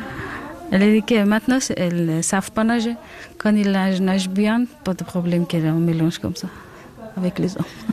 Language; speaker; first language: French; non-native, learner; Persian